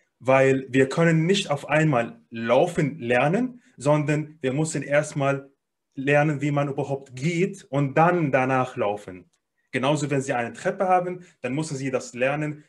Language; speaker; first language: German; non-native, fluent; Arabic